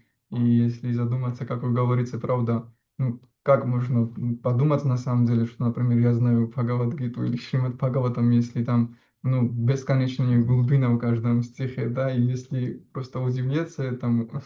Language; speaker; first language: Russian; non-native, fluent; Georgian